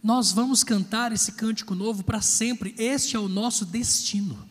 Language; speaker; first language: Portuguese; native; Portuguese